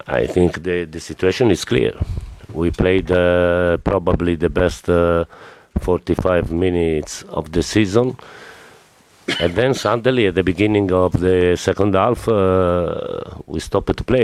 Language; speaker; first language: English; non-native, fluent; Italian